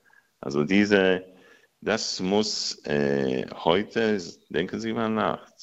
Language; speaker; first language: German; non-native, fluent; Hebrew